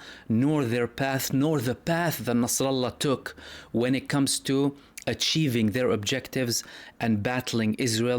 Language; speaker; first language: English; non-native, fluent; Arabic